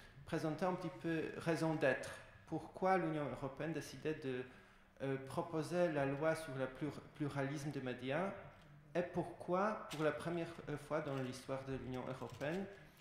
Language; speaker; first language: French; non-native, fluent; Polish